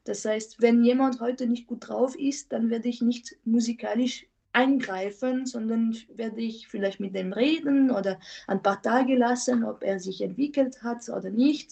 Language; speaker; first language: German; non-native, fluent; French